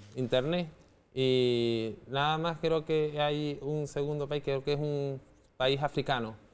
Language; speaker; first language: Spanish; native; Spanish